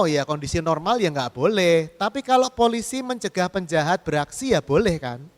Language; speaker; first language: Indonesian; native; Indonesian